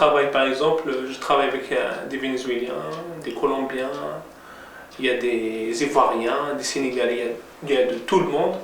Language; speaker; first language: French; non-native, local second language; Arabic